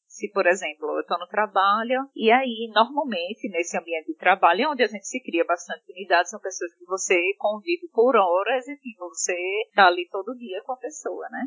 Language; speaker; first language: Portuguese; native; Portuguese